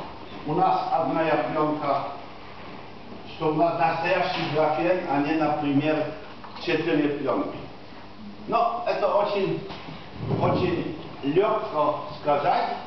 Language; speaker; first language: Russian; non-native, fluent; Polish